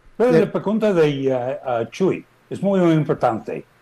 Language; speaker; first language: Spanish; non-native, learner; English